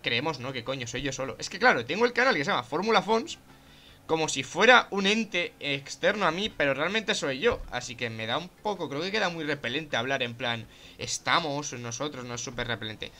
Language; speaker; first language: Spanish; native; Spanish